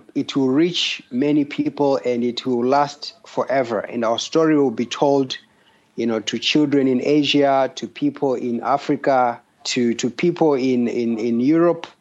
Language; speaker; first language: English; non-native, local second language; Shona